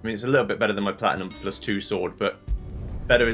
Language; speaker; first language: English; native; English